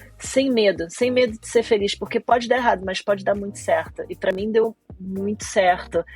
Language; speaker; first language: Portuguese; early bilingual, other home language; Spanish